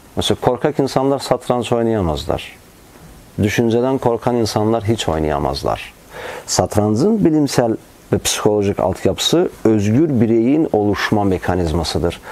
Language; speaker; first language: Turkish; non-native, fluent; Azerbaijani